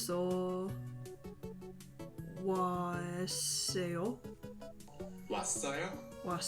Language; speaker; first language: Korean; non-native, learner; English